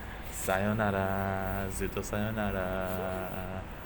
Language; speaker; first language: Japanese; non-native, learner; English